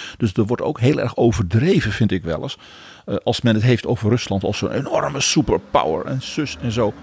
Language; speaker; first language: Dutch; native; Dutch